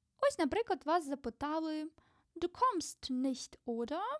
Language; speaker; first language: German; non-native, fluent; Ukrainian